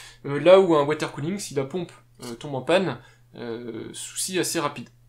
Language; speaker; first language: French; native; French